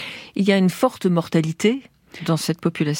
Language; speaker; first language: French; native; French